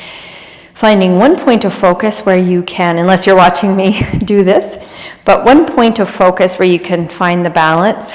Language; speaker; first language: English; native; English